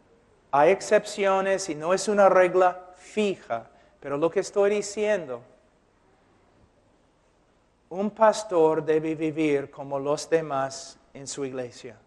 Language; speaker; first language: Spanish; non-native, fluent; English